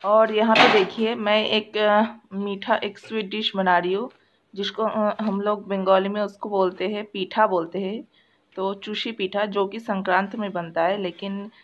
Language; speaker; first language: Hindi; non-native, local second language; Bangla